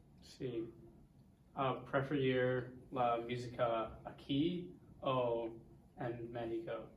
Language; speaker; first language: Spanish; non-native, learner; English